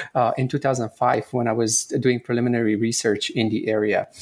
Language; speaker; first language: English; non-native, fluent; Romanian